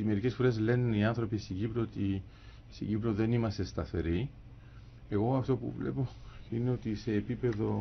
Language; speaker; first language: Greek; native; Greek